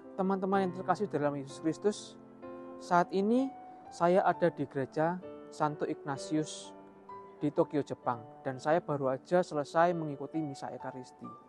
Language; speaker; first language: Indonesian; native; Indonesian